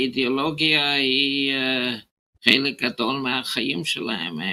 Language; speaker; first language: Hebrew; non-native, fluent; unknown